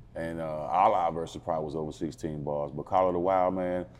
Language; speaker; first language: English; native; English